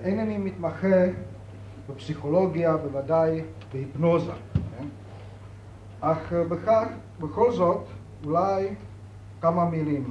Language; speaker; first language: Hebrew; non-native, fluent; Czech